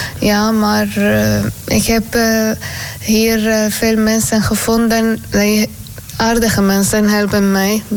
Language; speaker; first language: Dutch; non-native, learner; Arabic